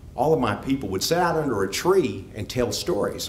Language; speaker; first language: English; native; English